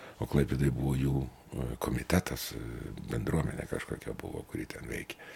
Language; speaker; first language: Lithuanian; native; Lithuanian